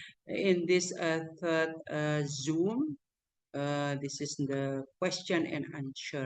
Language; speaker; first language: English; non-native, learner; Indonesian